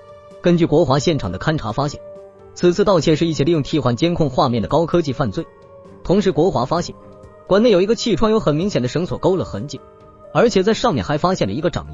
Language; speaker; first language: Chinese; native; Chinese